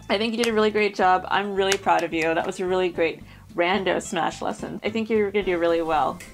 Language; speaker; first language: English; native; English